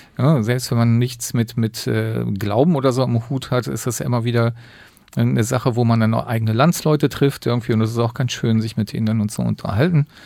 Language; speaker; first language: German; native; German